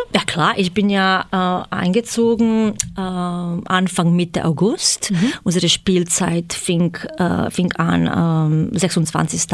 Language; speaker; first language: German; non-native, fluent; Croatian